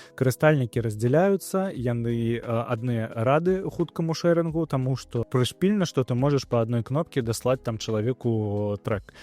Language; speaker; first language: Belarusian; non-native, local second language; Russian